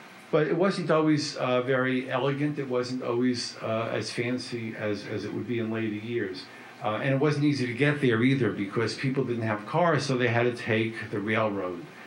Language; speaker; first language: English; native; English